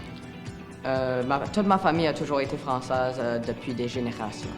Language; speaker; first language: French; native; French